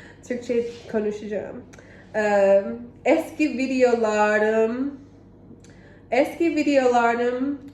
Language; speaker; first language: Turkish; non-native, learner; English